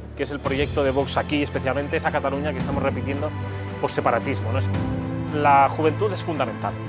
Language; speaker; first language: Spanish; native; Spanish